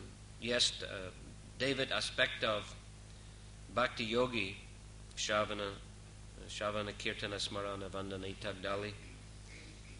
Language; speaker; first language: Russian; non-native, fluent; English